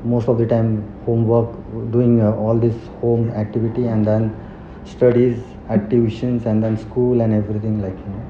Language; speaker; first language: English; non-native, local second language; Marathi